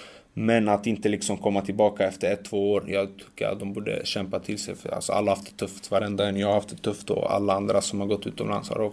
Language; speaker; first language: Swedish; early bilingual, other home language; Macedonian